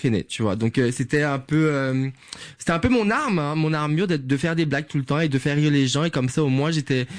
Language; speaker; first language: French; non-native, local second language; Guadeloupean Creole French